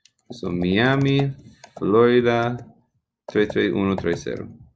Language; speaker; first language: Spanish; non-native, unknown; English